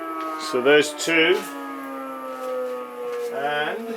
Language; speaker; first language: English; native; English